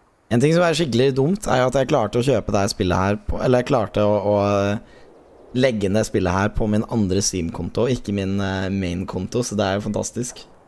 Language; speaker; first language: Norwegian; native; Norwegian